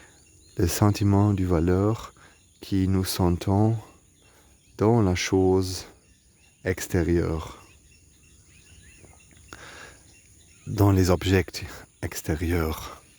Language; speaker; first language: French; non-native, learner; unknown